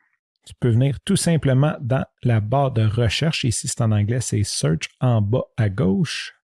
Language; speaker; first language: French; native; French